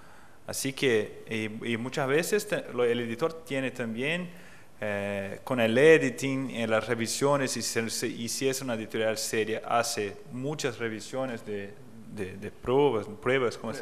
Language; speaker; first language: Spanish; non-native, fluent; Portuguese